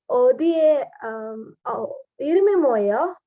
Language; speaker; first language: Korean; non-native, learner; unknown